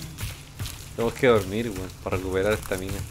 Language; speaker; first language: Spanish; native; Spanish